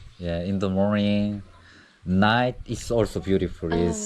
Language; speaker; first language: English; non-native, learner; Korean